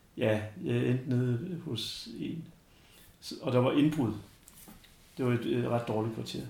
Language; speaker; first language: Danish; early bilingual, other home language; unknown